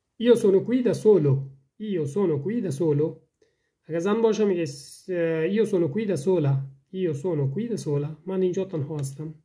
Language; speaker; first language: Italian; non-native, learner; Persian